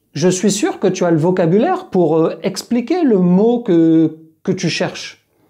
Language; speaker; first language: French; native; French